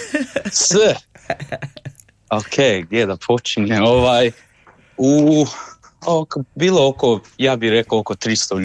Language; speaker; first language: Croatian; early bilingual, heritage; Croatian